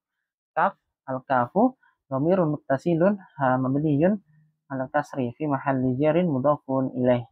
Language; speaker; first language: Arabic; non-native, fluent; Indonesian